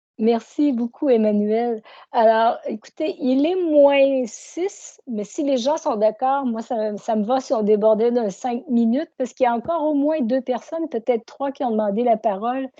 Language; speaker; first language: French; native; French